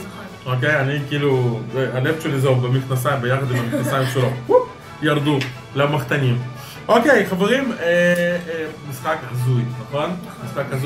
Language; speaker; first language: Hebrew; native; Hebrew